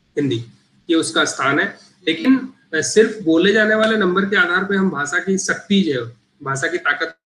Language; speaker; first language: Hindi; native; Hindi